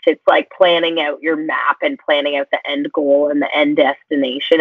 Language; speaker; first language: English; native; English